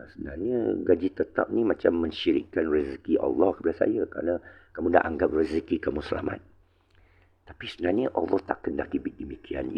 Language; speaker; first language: Malay; non-native, local second language; Chinese